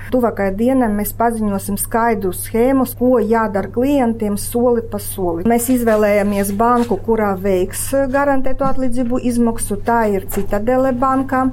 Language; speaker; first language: Latvian; non-native, local second language; Russian